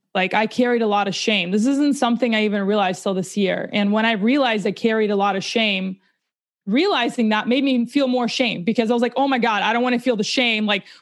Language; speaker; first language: English; early bilingual, other home language; Russian